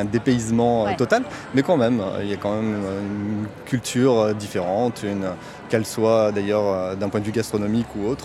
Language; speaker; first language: French; native; French